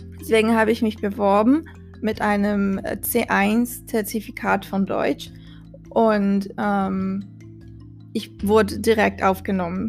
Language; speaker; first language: German; non-native, fluent; Portuguese